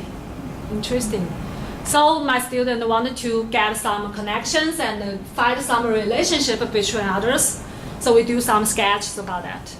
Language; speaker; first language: English; non-native, learner; Chinese